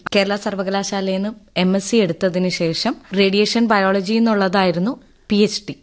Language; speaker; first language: Malayalam; native; Malayalam